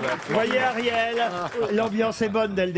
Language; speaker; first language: French; native; French